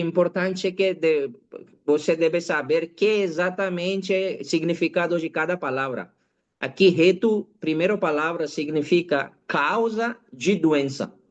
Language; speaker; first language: Portuguese; non-native, learner; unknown